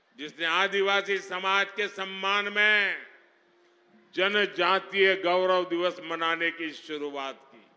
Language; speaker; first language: Hindi; non-native, local second language; Gujarati